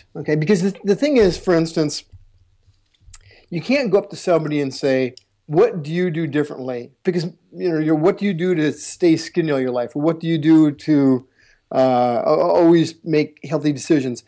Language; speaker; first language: English; native; English